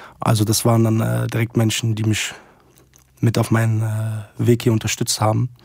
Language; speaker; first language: German; early bilingual, other home language; Arabic